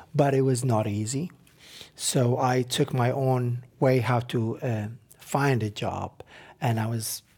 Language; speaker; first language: English; non-native, fluent; Arabic